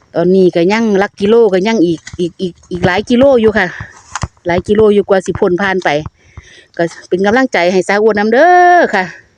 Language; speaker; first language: Thai; native; Thai